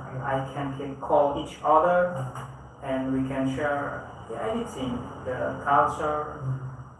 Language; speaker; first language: English; non-native, learner; Indonesian